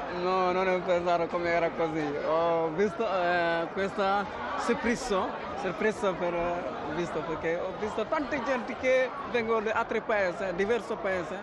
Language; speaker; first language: Italian; non-native, learner; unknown